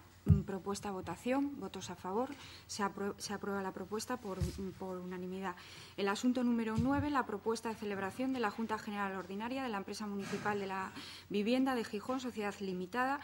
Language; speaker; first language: Spanish; native; Spanish